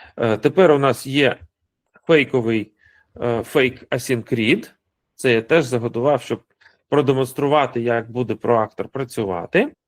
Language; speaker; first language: Ukrainian; non-native, local second language; Russian